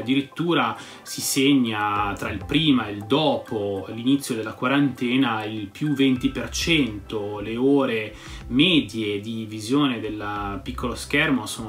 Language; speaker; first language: Italian; native; Italian